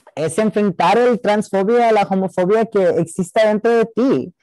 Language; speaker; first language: Spanish; early bilingual, heritage; Spanish